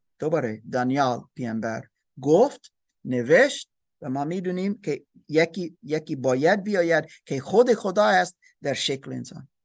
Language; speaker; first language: Persian; non-native, learner; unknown